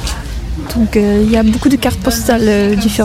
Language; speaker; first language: French; non-native, fluent; Russian